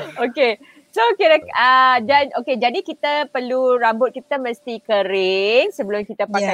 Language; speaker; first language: Malay; native; Malay